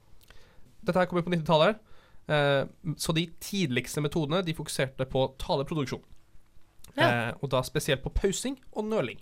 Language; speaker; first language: Norwegian; native; Norwegian